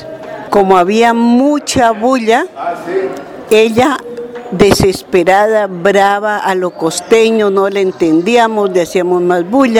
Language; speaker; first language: Spanish; native; Spanish